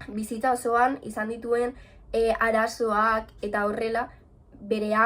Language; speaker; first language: Basque; non-native, local second language; Spanish